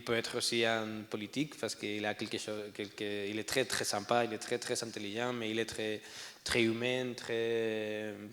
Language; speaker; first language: French; non-native, learner; Spanish